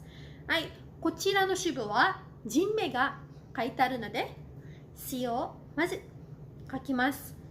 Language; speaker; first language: Japanese; non-native, fluent; Cebuano